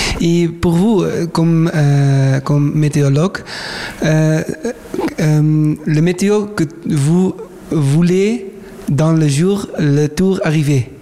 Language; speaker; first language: French; non-native, learner; Dutch